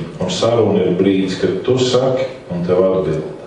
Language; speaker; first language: Latvian; native; Latvian